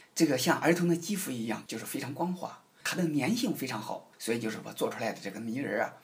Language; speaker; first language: Chinese; native; Chinese